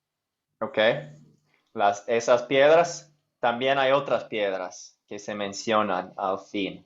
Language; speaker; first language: Spanish; non-native, fluent; English